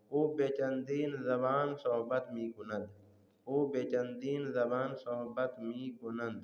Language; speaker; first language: Persian; non-native, fluent; Urdu